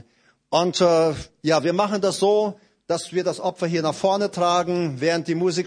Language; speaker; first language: German; native; German